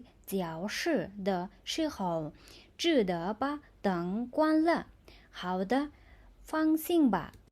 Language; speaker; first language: Chinese; non-native, fluent; Mongolian